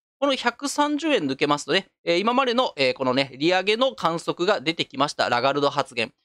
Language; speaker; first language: Japanese; native; Japanese